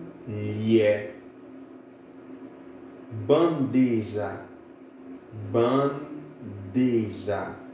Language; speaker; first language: Portuguese; non-native, fluent; Haitian Creole